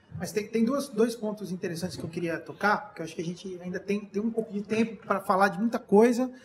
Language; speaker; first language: Portuguese; native; Portuguese